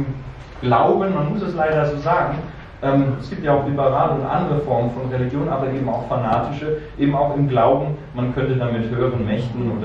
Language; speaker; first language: German; native; German